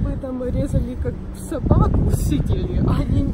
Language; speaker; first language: Russian; early bilingual, heritage; Russian